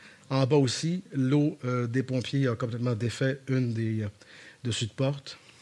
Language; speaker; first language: French; native; French